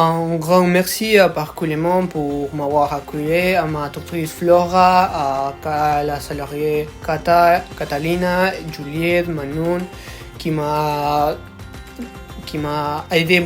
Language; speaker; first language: French; non-native, learner; Spanish